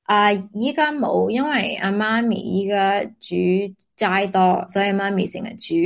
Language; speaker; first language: Cantonese; early bilingual, heritage; Cantonese